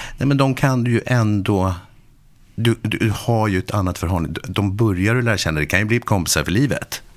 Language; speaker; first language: Swedish; native; Swedish